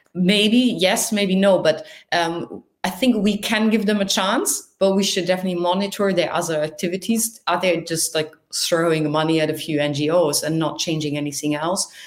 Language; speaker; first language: English; non-native, fluent; German